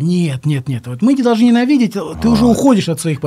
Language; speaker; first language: Russian; native; Russian